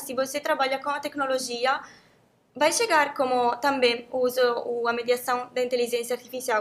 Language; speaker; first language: Portuguese; non-native, fluent; Italian